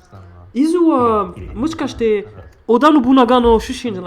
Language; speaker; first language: Japanese; non-native, learner; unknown